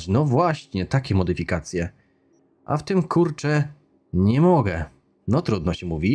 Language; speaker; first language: Polish; native; Polish